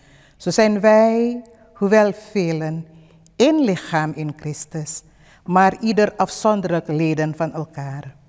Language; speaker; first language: Dutch; non-native, fluent; Indonesian